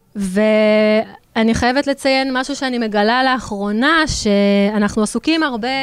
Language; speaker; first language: Hebrew; native; Hebrew